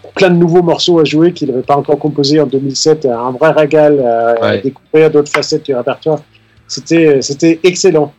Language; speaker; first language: French; non-native, fluent; Danish